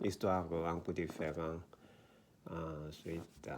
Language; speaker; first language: French; non-native, learner; Korean